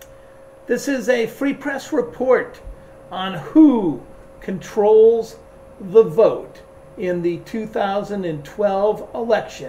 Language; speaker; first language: English; native; English